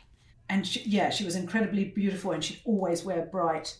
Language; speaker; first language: English; native; English